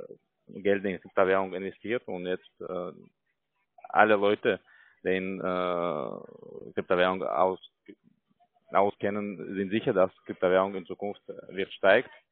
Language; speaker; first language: German; non-native, learner; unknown